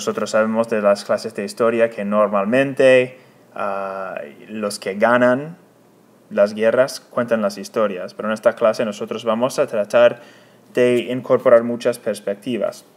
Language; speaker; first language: Spanish; non-native, fluent; English